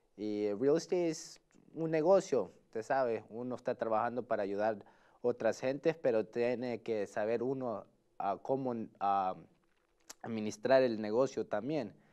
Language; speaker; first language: Spanish; early bilingual, heritage; Spanish